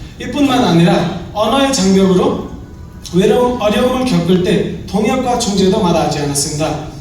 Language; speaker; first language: Korean; non-native, fluent; Nepali